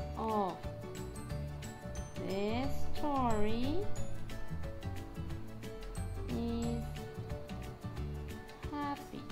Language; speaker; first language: English; non-native, fluent; Spanish